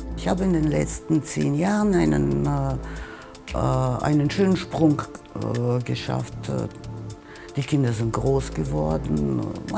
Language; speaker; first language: German; non-native, fluent; Russian